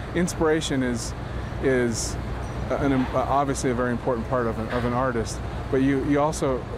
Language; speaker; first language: English; native; English